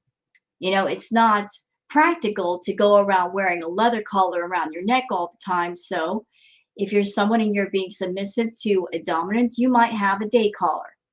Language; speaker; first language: English; native; English